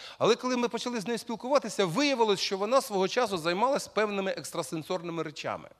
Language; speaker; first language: Ukrainian; non-native, local second language; Russian